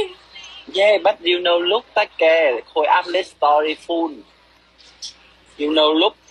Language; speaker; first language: English; non-native, learner; Vietnamese